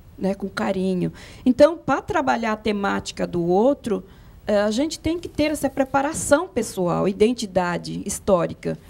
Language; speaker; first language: Portuguese; native; Portuguese